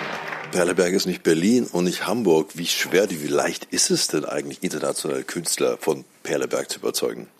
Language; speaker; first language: German; native; German